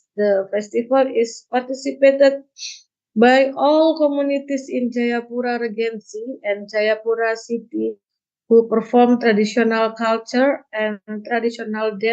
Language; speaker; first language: English; non-native, learner; Indonesian